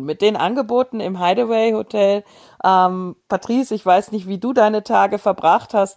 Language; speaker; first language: German; native; German